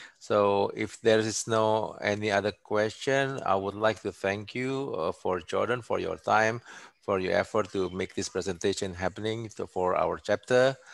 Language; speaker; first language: English; non-native, fluent; Indonesian